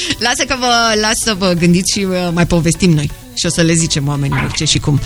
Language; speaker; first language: Romanian; native; Romanian